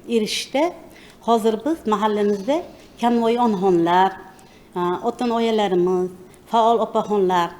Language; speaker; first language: Uzbek; native; Uzbek